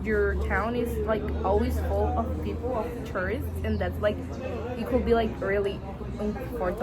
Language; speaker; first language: English; non-native, learner; Spanish